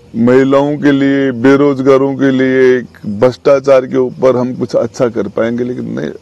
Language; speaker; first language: Hindi; native; Hindi